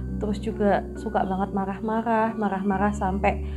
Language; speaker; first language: Indonesian; native; Indonesian